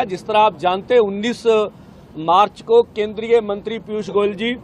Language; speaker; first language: Hindi; non-native, local second language; Punjabi